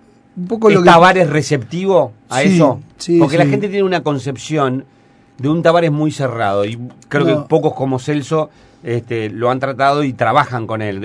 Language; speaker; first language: Spanish; native; Spanish